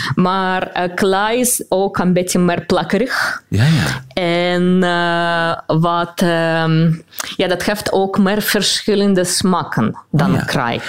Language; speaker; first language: Dutch; non-native, fluent; Russian